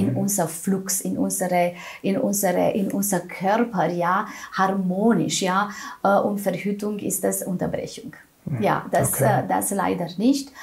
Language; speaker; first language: German; non-native, fluent; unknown